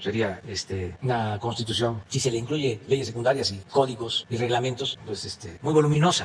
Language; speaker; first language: Spanish; native; Spanish